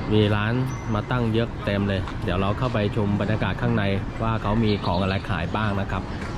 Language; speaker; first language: Thai; non-native, fluent; Chinese